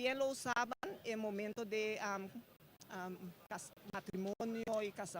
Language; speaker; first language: Spanish; non-native, fluent; Papiamento